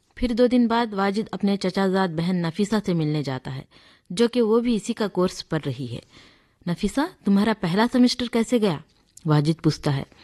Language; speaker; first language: Hindi; native; Hindi